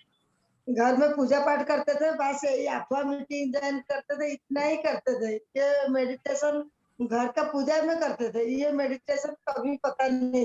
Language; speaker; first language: Hindi; non-native, local second language; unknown